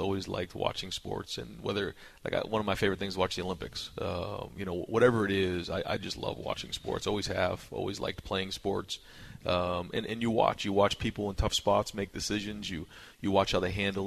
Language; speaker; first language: English; native; English